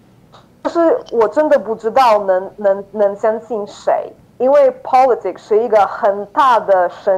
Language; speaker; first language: Chinese; non-native, fluent; Ukrainian